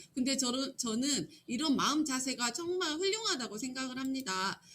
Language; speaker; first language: Korean; native; Korean